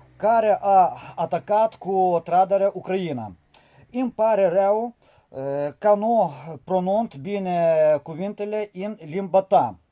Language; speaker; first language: Romanian; non-native, learner; Ukrainian